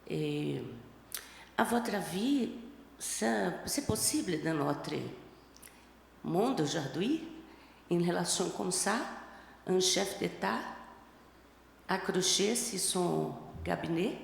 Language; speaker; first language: French; non-native, fluent; Portuguese